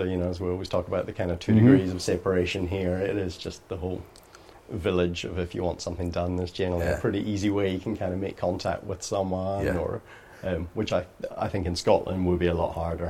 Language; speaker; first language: English; native; English